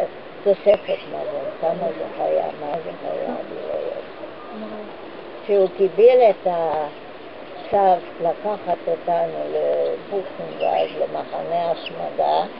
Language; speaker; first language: Hebrew; non-native, fluent; Hungarian